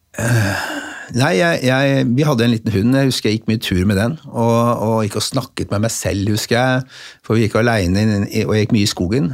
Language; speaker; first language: Norwegian; native; Norwegian